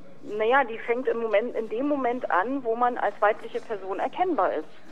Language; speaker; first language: German; native; German